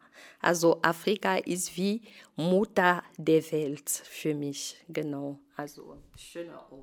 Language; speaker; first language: German; non-native, fluent; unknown